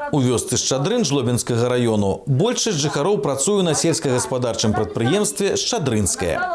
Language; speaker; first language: Belarusian; native; Belarusian